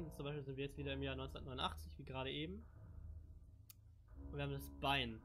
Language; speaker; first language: German; native; German